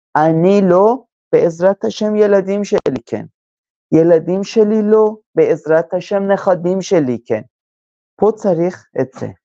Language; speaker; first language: Hebrew; non-native, fluent; Persian